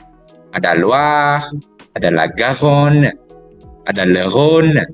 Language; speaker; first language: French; non-native, fluent; Indonesian